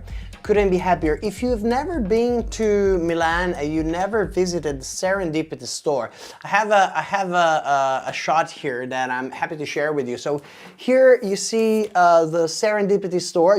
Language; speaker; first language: English; non-native, fluent; Italian